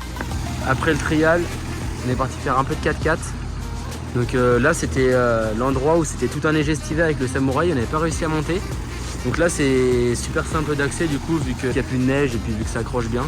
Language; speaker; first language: French; native; French